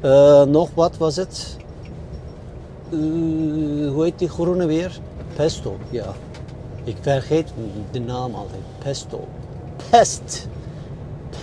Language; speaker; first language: Dutch; non-native, fluent; Turkish